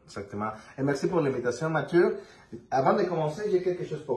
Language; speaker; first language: French; non-native, learner; Spanish